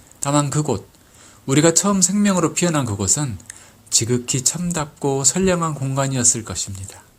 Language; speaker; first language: Korean; native; Korean